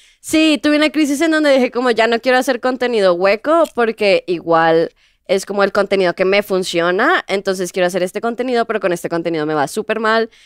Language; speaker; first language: Spanish; native; Spanish